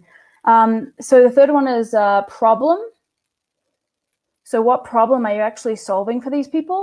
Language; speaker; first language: English; native; English